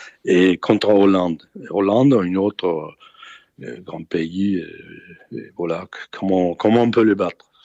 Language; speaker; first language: French; non-native, fluent; Danish